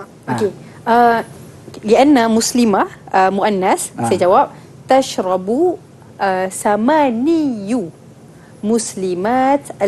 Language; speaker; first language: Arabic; non-native, learner; Malay